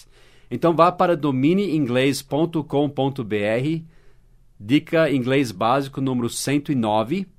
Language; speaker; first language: Portuguese; non-native, fluent; English